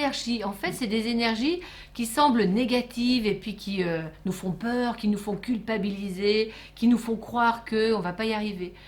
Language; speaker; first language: French; native; French